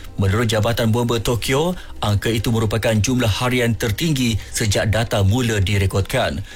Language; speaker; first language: Malay; native; Malay